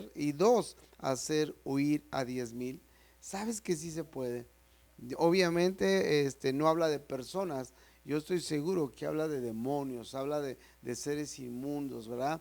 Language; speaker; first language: Spanish; native; Spanish